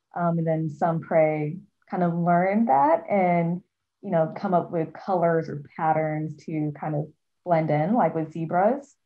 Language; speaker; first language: English; native; English